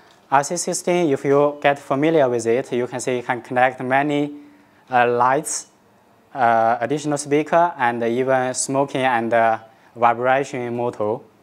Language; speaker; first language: English; non-native, fluent; Chinese